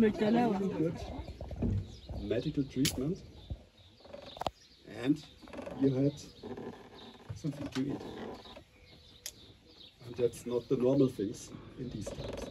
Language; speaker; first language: English; non-native, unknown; German